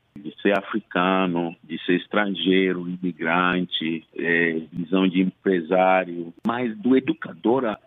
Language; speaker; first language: Portuguese; non-native, fluent; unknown